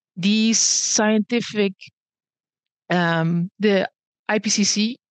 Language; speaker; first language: English; early bilingual, other home language; Bosnian